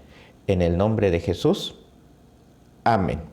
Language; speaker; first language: Spanish; native; Spanish